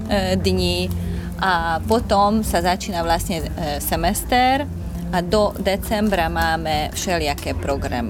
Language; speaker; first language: Slovak; non-native, local second language; Hungarian